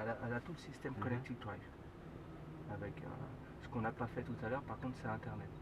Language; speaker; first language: French; native; French